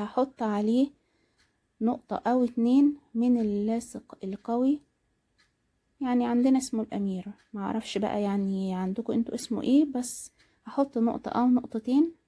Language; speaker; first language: Arabic; native; Arabic